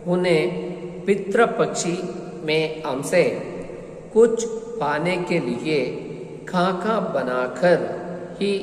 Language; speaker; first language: Hindi; non-native, local second language; Kannada